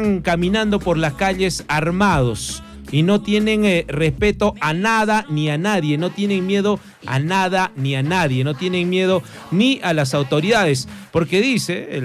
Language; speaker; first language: Spanish; native; Spanish